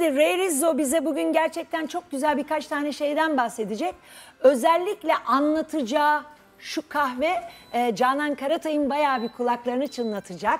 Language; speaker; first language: Turkish; native; Turkish